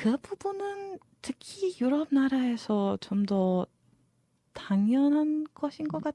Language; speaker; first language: Korean; non-native, fluent; Serbian